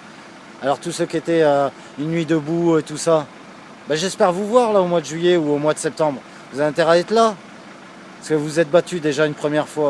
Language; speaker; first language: French; native; French